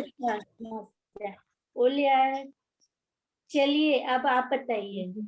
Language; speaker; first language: Hindi; native; Hindi